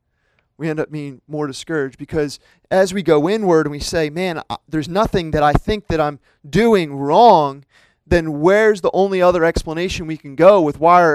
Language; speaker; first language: English; native; English